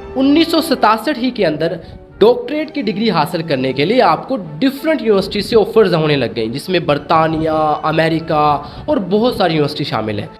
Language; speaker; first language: Urdu; non-native, local second language; Sindhi